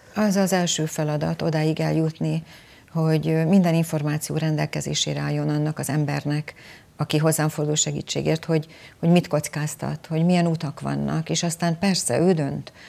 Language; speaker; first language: Hungarian; native; Hungarian